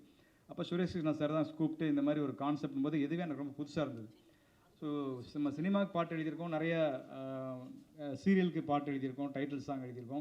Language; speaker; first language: Tamil; native; Tamil